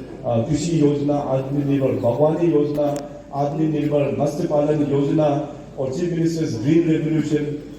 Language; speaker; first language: Hindi; non-native, local second language; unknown